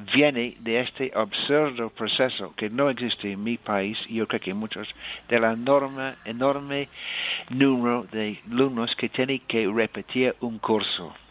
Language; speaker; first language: Spanish; non-native, fluent; English